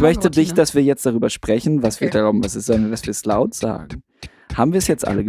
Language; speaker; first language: German; native; German